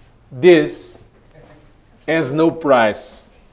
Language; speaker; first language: English; non-native, fluent; Portuguese